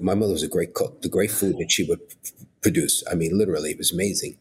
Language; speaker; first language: English; native; English